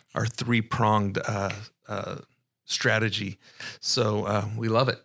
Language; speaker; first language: English; native; English